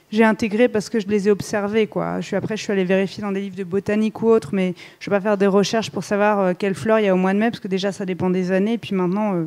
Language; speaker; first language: French; native; French